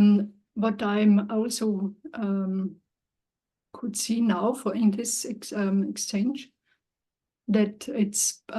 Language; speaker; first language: English; non-native, learner; German